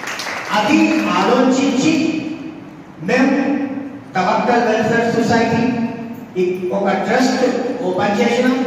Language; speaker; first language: Telugu; non-native, local second language; Urdu